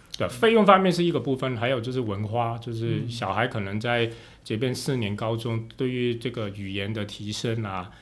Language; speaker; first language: Chinese; non-native, local second language; Cantonese